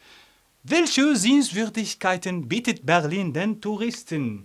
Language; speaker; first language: German; non-native, fluent; Arabic